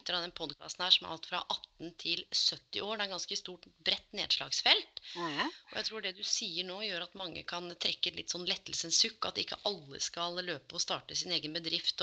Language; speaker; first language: Norwegian; native; Norwegian